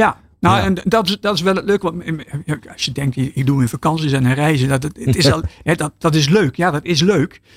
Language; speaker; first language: Dutch; native; Dutch